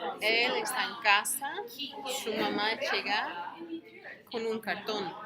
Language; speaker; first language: Spanish; non-native, learner; English